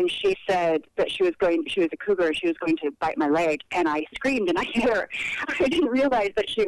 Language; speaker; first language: English; native; English